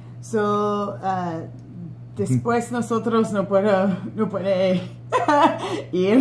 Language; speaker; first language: Spanish; non-native, learner; English